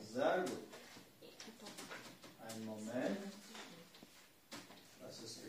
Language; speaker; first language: German; non-native, learner; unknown